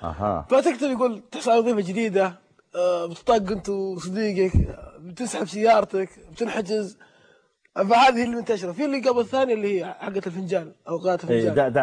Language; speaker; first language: Arabic; native; Arabic